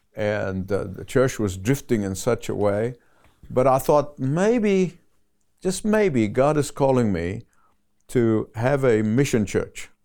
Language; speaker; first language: English; non-native, fluent; Arabic